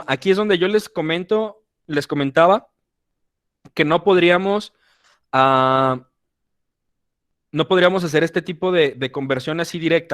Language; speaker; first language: Spanish; native; Spanish